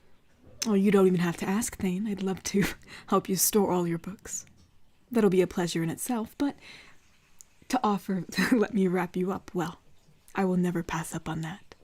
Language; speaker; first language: English; native; English